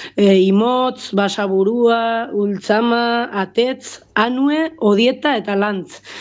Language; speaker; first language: Basque; native; Basque